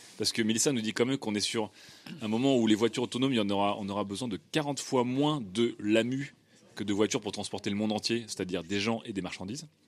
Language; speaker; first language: French; native; French